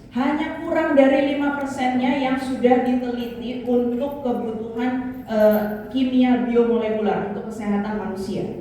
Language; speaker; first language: Indonesian; native; Indonesian